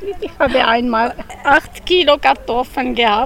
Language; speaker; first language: German; non-native, learner; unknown